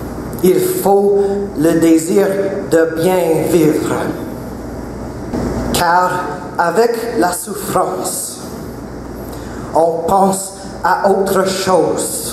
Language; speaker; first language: French; non-native, local second language; English